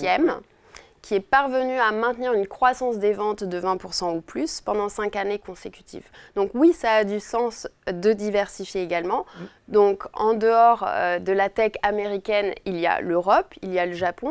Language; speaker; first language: French; native; French